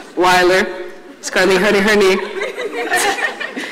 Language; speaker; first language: English; early bilingual, other home language; Spanish